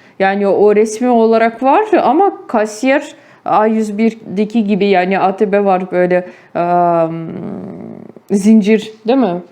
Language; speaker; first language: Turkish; non-native, fluent; Ukrainian